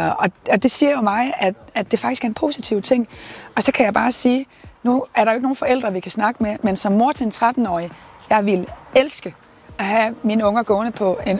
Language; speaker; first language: Danish; native; Danish